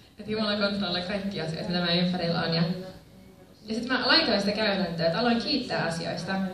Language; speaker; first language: Finnish; early bilingual, other home language; Spanish